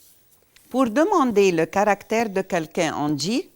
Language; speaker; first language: French; non-native, fluent; Arabic